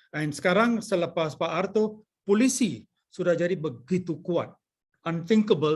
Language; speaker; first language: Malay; non-native, local second language; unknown